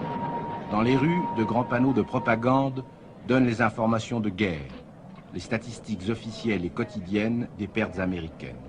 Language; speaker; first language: French; native; French